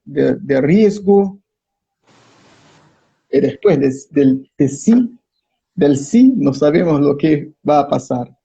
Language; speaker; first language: Spanish; non-native, fluent; Portuguese